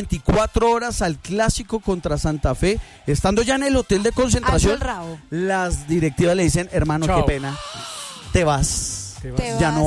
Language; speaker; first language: Spanish; native; Spanish